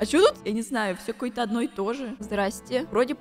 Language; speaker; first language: Russian; native; Russian